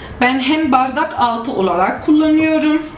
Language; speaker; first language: Turkish; non-native, fluent; Arabic